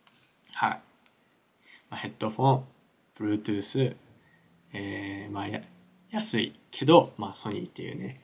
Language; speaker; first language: Japanese; native; Japanese